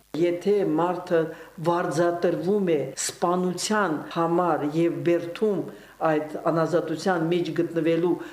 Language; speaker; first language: Armenian; native; Armenian